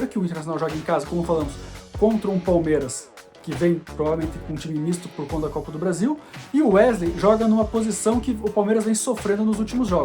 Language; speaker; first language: Portuguese; native; Portuguese